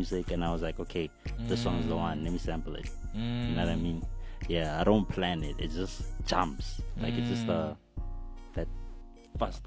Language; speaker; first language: English; non-native, local second language; Southern Sotho